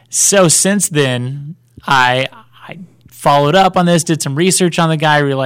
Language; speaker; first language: English; native; English